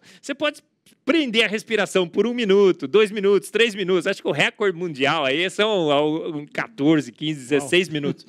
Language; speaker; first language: Portuguese; native; Portuguese